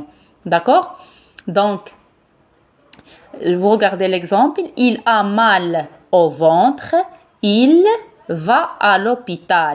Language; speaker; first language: French; non-native, local second language; Arabic